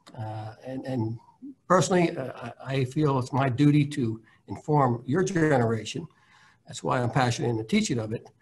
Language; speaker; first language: English; native; English